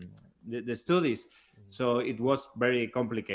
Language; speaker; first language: English; non-native, learner; Spanish